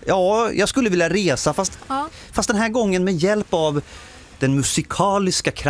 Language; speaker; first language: Swedish; native; Swedish